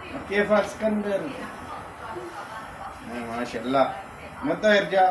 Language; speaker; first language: Arabic; non-native, learner; Urdu